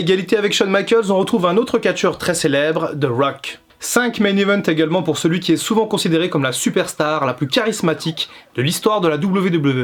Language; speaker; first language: French; native; French